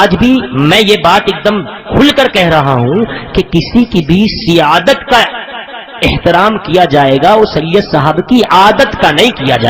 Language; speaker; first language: Urdu; native; Urdu